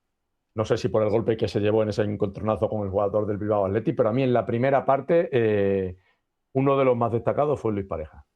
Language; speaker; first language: Spanish; native; Spanish